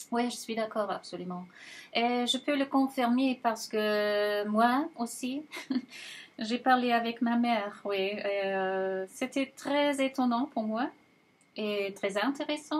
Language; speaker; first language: French; non-native, fluent; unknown